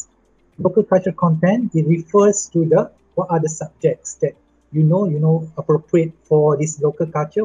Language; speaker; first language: English; non-native, local second language; Malay